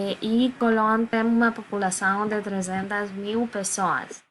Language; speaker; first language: Portuguese; non-native, learner; Spanish